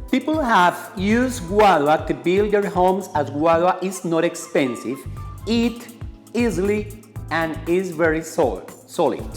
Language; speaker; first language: English; non-native, fluent; Spanish